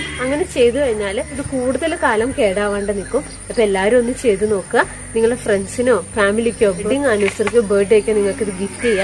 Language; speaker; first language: Malayalam; native; Malayalam